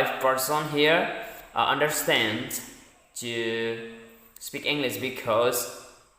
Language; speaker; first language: English; non-native, learner; Indonesian